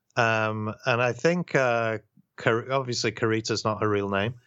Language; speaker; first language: English; native; English